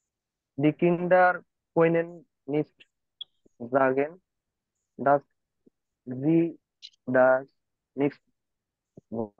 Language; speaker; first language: German; non-native, learner; Bangla